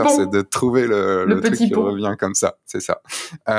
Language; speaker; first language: French; native; French